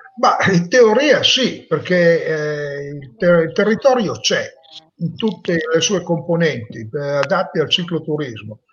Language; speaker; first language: Italian; native; Italian